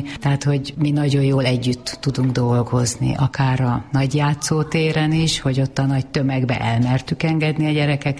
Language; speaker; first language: Hungarian; native; Hungarian